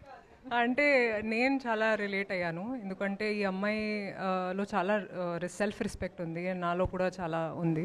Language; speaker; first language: Telugu; non-native, fluent; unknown